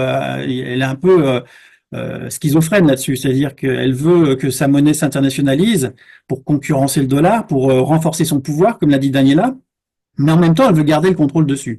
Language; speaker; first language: French; native; French